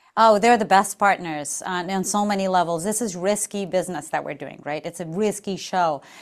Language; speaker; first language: English; non-native, fluent; Portuguese